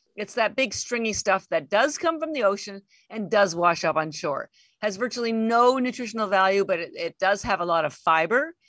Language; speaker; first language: English; native; English